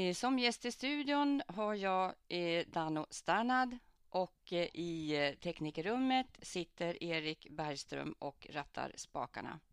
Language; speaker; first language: Swedish; native; Swedish